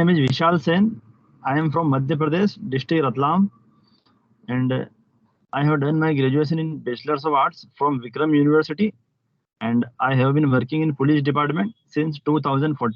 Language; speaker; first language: English; non-native, local second language; Hindi